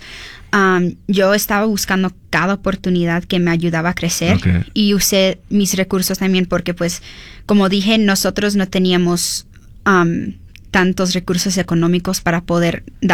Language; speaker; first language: Spanish; early bilingual, heritage; Spanish